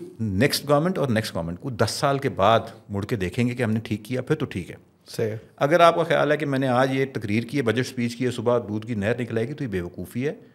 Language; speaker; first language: Urdu; non-native, local second language; Punjabi